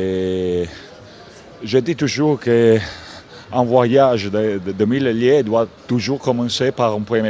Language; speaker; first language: French; non-native, fluent; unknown